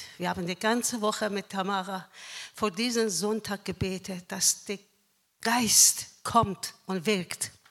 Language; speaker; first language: German; non-native, fluent; Persian